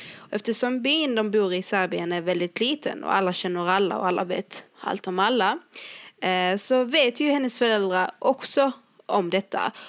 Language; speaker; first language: Swedish; early bilingual, other home language; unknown